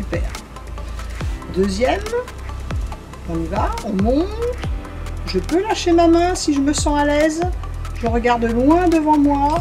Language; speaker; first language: French; native; French